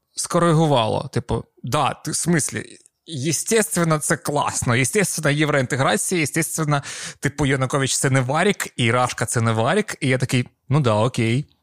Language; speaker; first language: Ukrainian; non-native, local second language; Russian